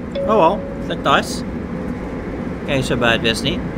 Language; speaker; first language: English; non-native, local second language; Afrikaans